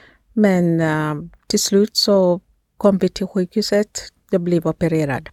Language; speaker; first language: Swedish; non-native, fluent; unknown